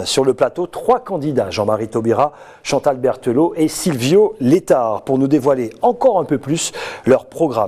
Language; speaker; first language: French; native; French